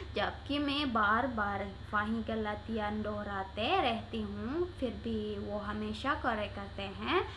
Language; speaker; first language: Hindi; non-native, learner; Indonesian